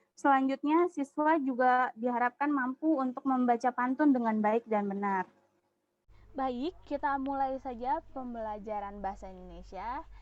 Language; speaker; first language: Indonesian; native; Indonesian